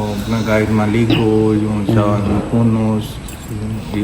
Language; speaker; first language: Filipino; non-native, learner; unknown